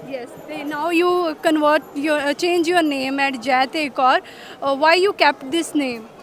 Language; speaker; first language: English; non-native, local second language; Punjabi